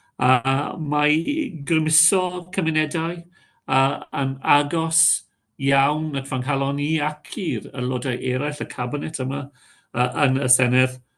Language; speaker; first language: Welsh; non-native, local second language; English